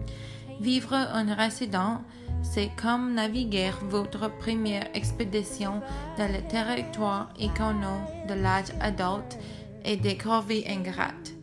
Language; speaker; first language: French; non-native, learner; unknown